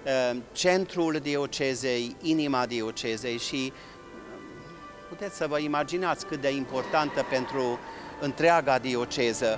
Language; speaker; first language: Romanian; non-native, local second language; Hungarian